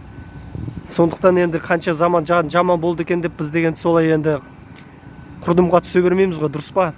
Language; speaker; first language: Kazakh; native; Kazakh